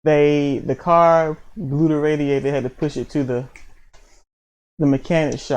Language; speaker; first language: English; native; English